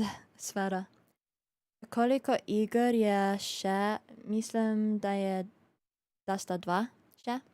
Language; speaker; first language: Slovenian; early bilingual, heritage; Slovenian